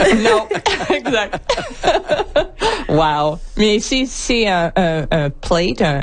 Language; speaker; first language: French; non-native, local second language; English